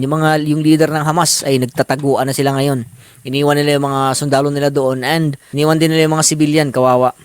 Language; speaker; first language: Filipino; native; Filipino